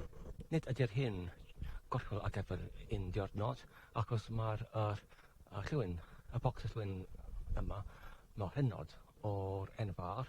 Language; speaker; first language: Welsh; non-native, learner; English